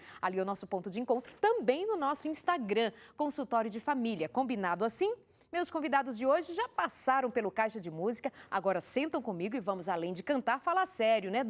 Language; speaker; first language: Portuguese; native; Portuguese